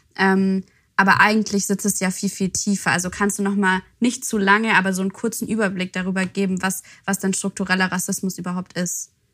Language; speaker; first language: German; native; German